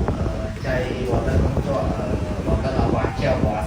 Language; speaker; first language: Chinese; non-native, learner; Khmer